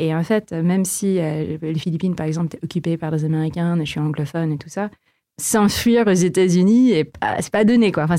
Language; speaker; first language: French; non-native, fluent; Filipino